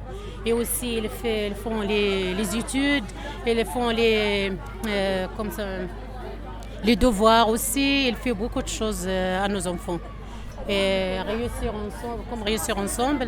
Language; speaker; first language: French; non-native, learner; Arabic